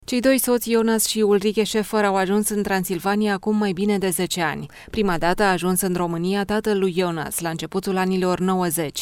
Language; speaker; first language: Romanian; native; Romanian